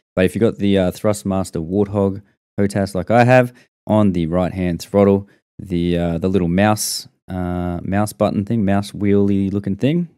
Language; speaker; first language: English; native; English